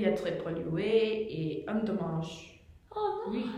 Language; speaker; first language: French; non-native, learner; English